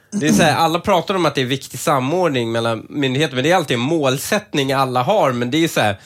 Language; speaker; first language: Swedish; early bilingual, other home language; Persian